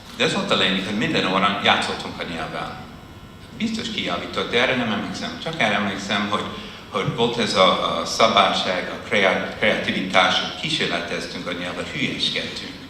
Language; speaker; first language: Hungarian; non-native, fluent; English